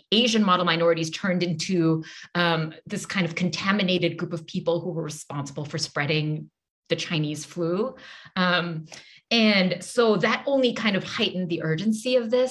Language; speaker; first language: English; native; English